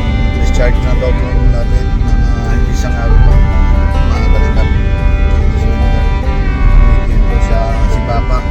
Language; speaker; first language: Filipino; non-native, local second language; Cebuano